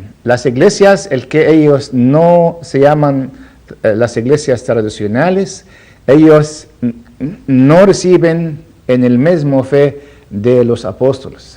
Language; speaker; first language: Spanish; non-native, learner; Arabic